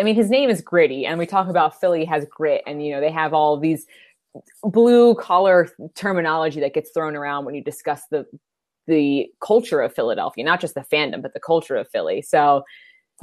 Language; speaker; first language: English; native; English